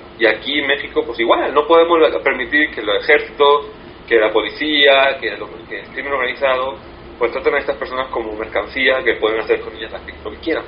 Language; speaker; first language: Spanish; native; Spanish